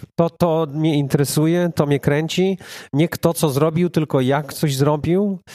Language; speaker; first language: Polish; early bilingual, heritage; Polish